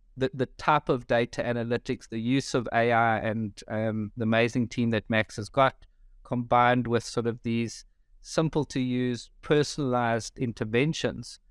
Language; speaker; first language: English; native; English